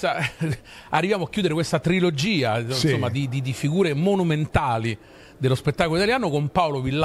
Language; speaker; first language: Italian; native; Italian